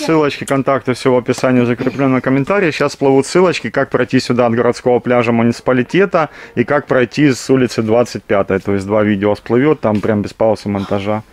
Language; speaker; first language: Russian; native; Russian